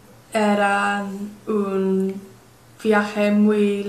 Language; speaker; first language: Spanish; non-native, learner; English